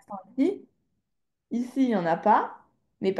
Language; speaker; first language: French; native; French